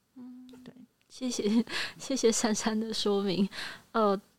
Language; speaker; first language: Chinese; native; Chinese